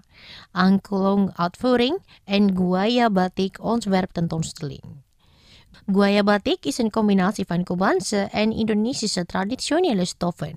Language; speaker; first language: Dutch; non-native, fluent; Indonesian